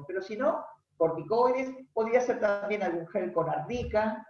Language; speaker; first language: Spanish; native; Spanish